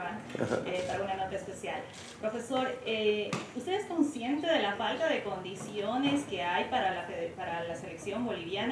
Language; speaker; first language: Spanish; native; Spanish